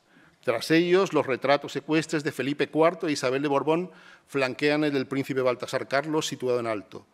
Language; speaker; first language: Spanish; native; Spanish